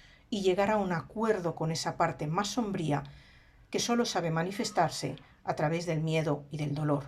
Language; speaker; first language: Spanish; native; Spanish